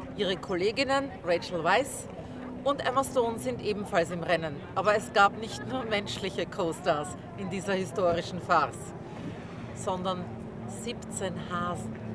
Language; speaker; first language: German; native; German